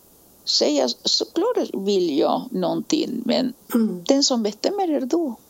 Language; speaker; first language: Swedish; non-native, fluent; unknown